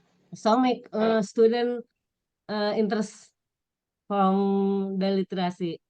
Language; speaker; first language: English; non-native, learner; Indonesian